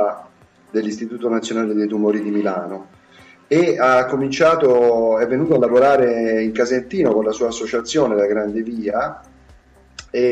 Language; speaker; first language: Italian; native; Italian